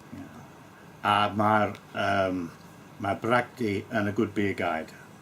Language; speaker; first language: Welsh; non-native, local second language; English